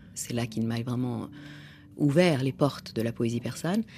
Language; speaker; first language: French; non-native, fluent; Persian